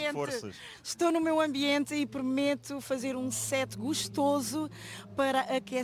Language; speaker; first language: Portuguese; native; Portuguese